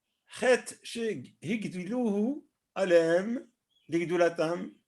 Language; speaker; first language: Hebrew; non-native, fluent; French